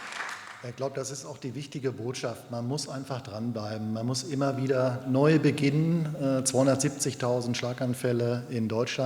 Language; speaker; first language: German; native; German